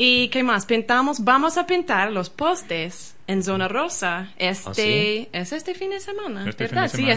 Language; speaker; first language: Spanish; non-native, learner; English